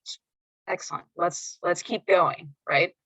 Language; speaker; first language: English; native; English